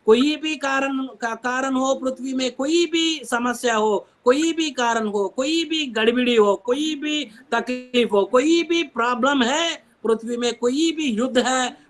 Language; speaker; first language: Hindi; non-native, local second language; Telugu